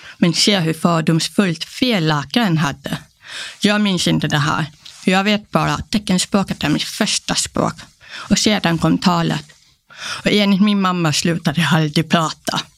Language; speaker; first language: Swedish; early bilingual, other home language; Polish